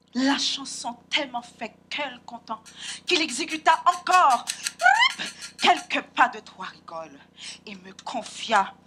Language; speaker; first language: French; non-native, local second language; Haitian Creole